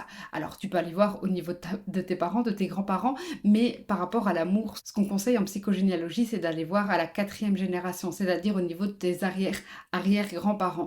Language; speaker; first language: French; native; French